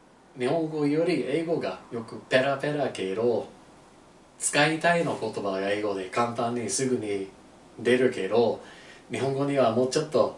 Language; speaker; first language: Japanese; non-native, learner; English